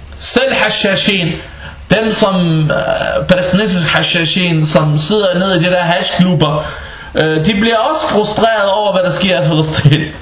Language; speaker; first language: Danish; early bilingual, other home language; Bosnian